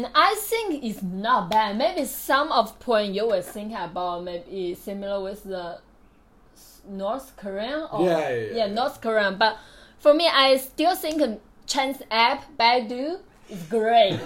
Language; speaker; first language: English; non-native, learner; Chinese